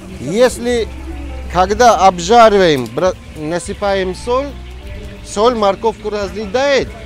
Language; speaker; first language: Russian; non-native, local second language; Tajik